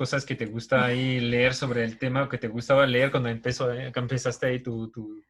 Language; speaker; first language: Spanish; native; Spanish